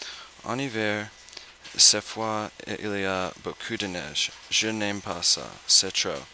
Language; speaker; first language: French; non-native, learner; English